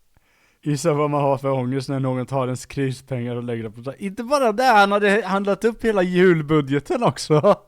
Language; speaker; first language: Swedish; native; Swedish